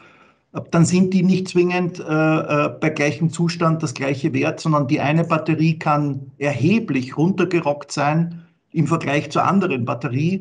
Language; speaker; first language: German; native; German